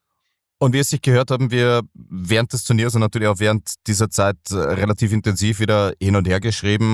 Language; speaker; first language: German; native; German